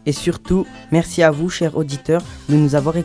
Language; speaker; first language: French; native; French